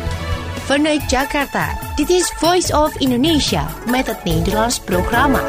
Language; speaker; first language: Dutch; non-native, fluent; Indonesian